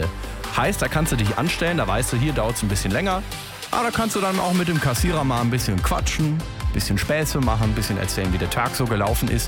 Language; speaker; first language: German; native; German